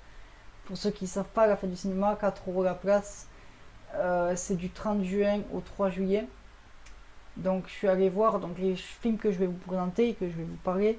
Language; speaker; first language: French; native; French